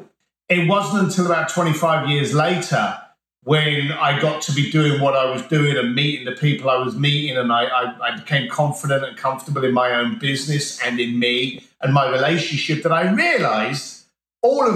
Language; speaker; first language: English; native; English